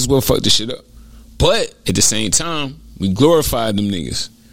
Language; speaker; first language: English; native; English